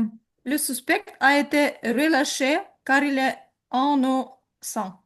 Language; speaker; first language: French; non-native, learner; Ukrainian